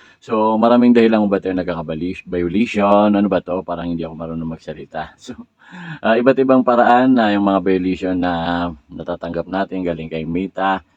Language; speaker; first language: Filipino; non-native, local second language; Maranao